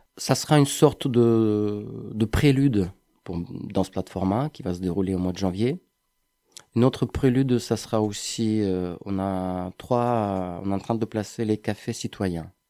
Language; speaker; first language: French; non-native, fluent; Ukrainian